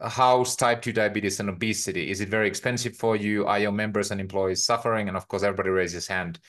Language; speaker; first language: English; non-native, fluent; Finnish